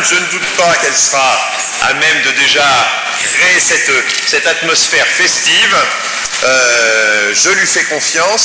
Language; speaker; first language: French; native; French